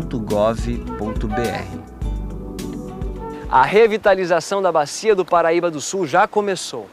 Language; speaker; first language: Portuguese; native; Portuguese